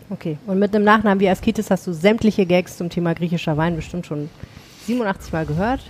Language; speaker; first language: German; native; German